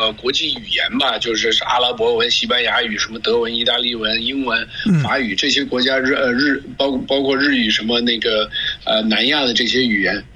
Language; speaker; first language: Chinese; early bilingual, other home language; English